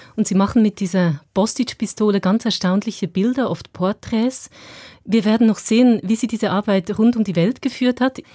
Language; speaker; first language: German; native; German